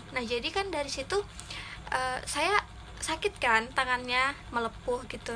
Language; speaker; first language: Indonesian; native; Indonesian